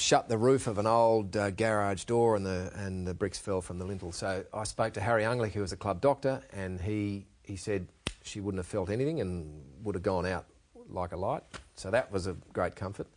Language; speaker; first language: English; native; English